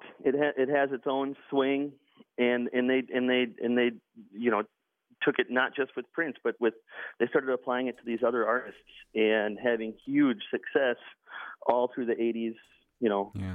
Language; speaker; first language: English; native; English